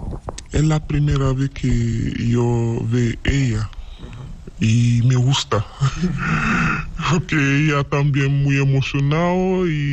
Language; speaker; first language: Spanish; non-native, learner; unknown